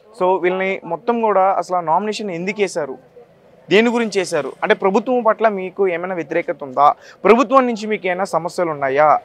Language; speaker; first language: Telugu; native; Telugu